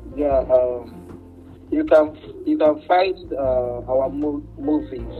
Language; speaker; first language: English; non-native, local second language; Igbo